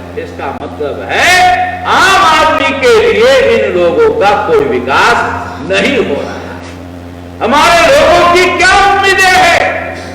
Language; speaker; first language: Hindi; non-native, local second language; Marathi